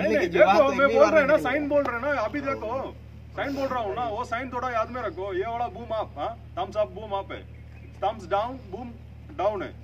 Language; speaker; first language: Hindi; non-native, local second language; Tamil